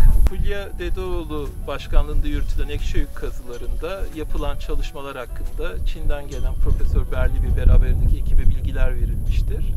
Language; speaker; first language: Turkish; native; Turkish